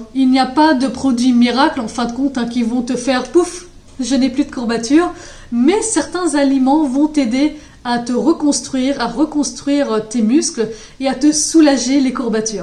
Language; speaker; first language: French; native; French